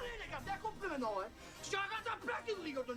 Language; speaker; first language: French; native; French